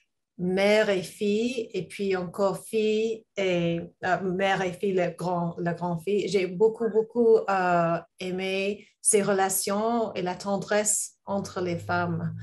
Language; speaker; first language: French; non-native, learner; English